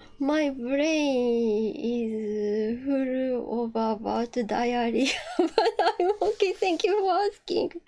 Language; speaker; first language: English; non-native, learner; Japanese